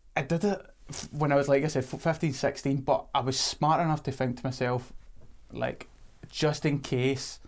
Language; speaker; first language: English; native; English